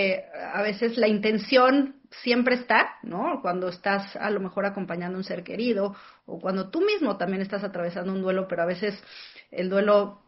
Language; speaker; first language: Spanish; native; Spanish